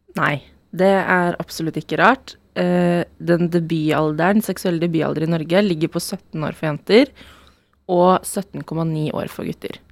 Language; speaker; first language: Norwegian; native; Norwegian